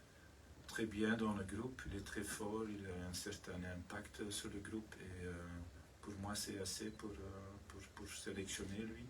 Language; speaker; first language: French; non-native, learner; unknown